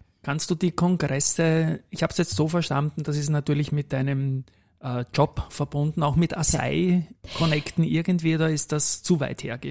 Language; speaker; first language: German; native; German